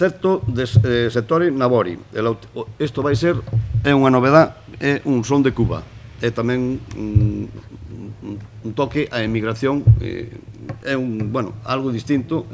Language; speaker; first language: Galician; native; Galician